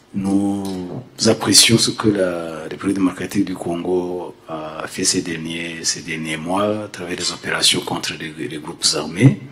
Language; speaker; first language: French; non-native, local second language; Kinyarwanda